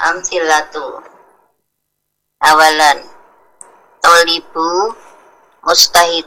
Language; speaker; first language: Arabic; non-native, learner; Indonesian